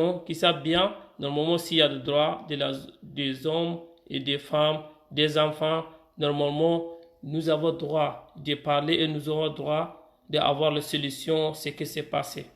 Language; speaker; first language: French; non-native, fluent; Arabic